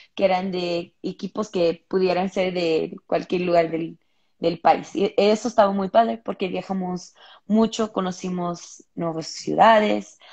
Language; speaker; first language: Spanish; early bilingual, heritage; Spanish